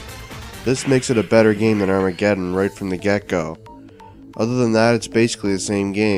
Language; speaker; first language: English; native; English